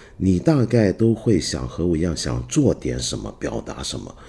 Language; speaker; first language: Chinese; non-native, local second language; Cantonese